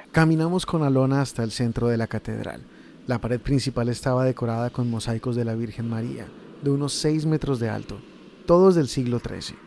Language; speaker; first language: Spanish; native; Spanish